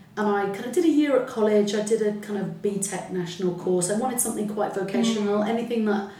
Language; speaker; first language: English; early bilingual, other home language; Arabic